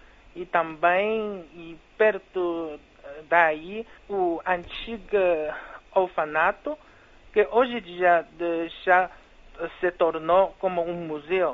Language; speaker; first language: Portuguese; non-native, fluent; Chinese